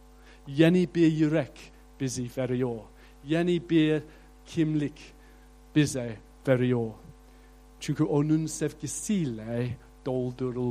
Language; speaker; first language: Turkish; non-native, fluent; English